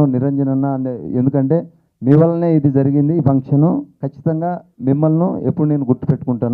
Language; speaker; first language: Telugu; native; Telugu